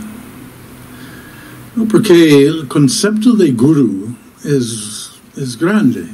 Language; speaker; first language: Spanish; non-native, fluent; English